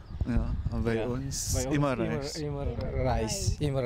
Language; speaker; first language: German; non-native, learner; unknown